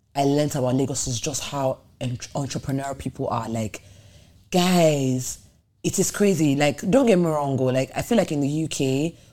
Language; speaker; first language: English; non-native, local second language; Yoruba